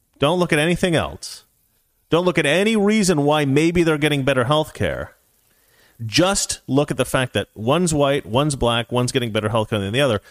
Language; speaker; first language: English; native; English